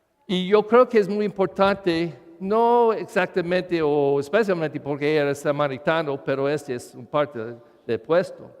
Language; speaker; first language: Spanish; non-native, learner; English